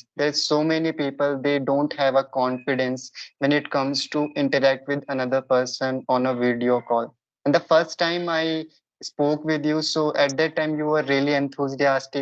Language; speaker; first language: English; non-native, local second language; Hindi